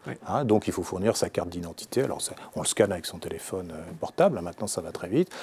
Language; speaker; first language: French; native; French